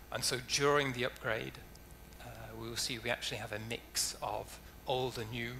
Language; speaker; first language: English; native; English